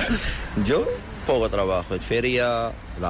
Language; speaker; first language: Spanish; non-native, learner; Arabic